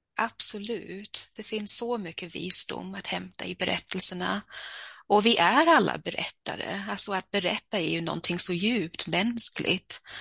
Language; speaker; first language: Swedish; early bilingual, heritage; Swedish